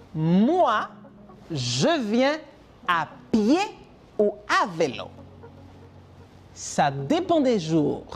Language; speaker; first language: French; non-native, fluent; Spanish